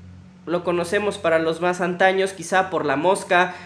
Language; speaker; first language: Spanish; native; Spanish